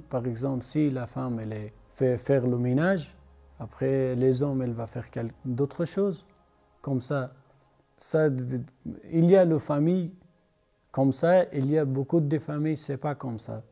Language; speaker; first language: French; non-native, learner; Persian